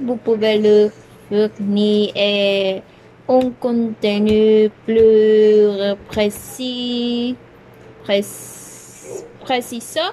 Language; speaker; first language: French; non-native, learner; Spanish